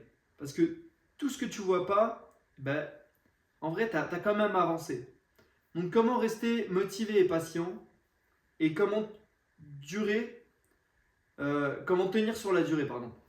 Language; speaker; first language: French; native; French